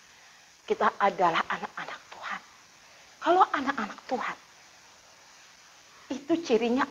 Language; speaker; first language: Indonesian; native; Indonesian